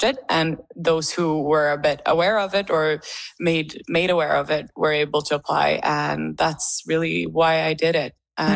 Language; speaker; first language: English; non-native, fluent; Swedish